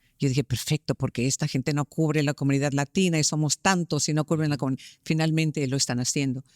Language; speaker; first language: Spanish; early bilingual, heritage; Spanish